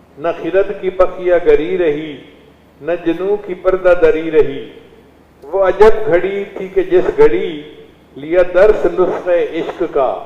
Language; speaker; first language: Urdu; non-native, local second language; Saraiki